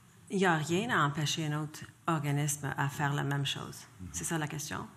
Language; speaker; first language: French; non-native, local second language; English